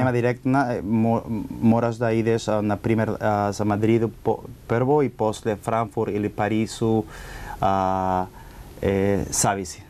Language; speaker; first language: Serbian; non-native, learner; Spanish